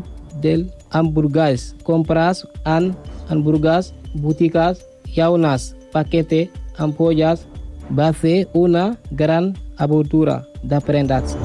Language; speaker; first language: Catalan; non-native, learner; Spanish